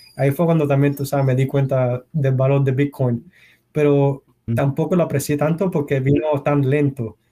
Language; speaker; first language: Spanish; early bilingual, heritage; Spanish